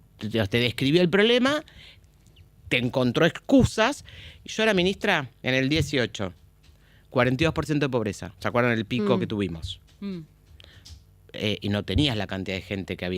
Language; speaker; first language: Spanish; native; Spanish